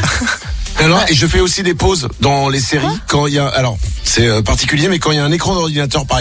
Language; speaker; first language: French; native; French